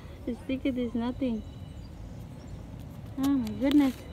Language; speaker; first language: English; non-native, local second language; Filipino